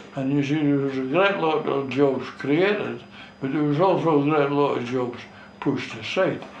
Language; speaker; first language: English; native; English